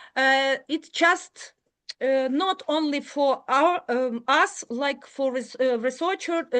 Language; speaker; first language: English; non-native, learner; Ukrainian